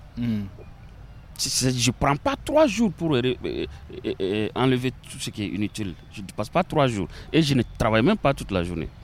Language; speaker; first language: French; non-native, local second language; Bambara